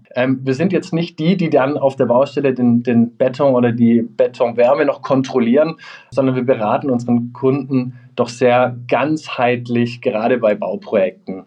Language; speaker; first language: German; native; German